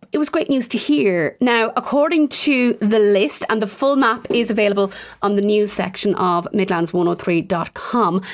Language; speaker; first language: English; native; English